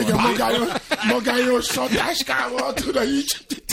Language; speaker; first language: Hungarian; non-native, fluent; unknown